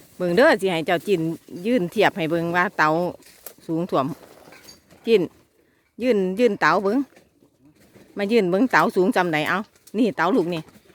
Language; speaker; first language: Thai; native; Thai